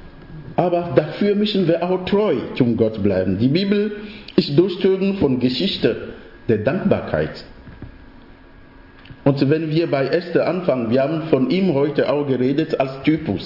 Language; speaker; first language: German; non-native, fluent; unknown